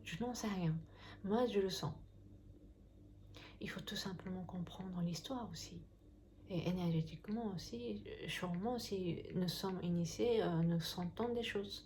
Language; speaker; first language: French; non-native, fluent; Japanese